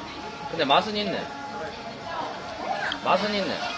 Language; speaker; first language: Korean; native; Korean